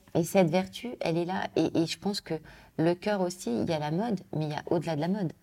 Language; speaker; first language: French; native; French